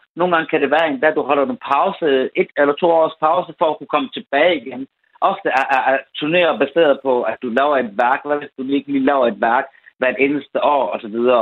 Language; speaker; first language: Danish; early bilingual, other home language; Persian